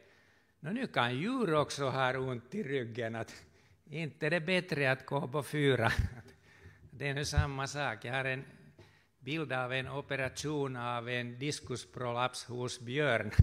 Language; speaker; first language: Swedish; non-native, fluent; Finnish